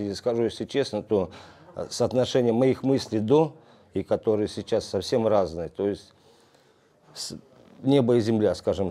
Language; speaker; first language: Russian; native; Russian